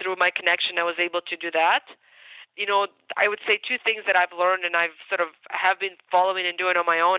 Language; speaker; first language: English; non-native, fluent; Ukrainian